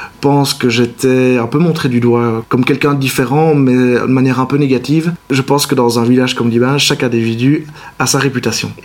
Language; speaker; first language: French; native; French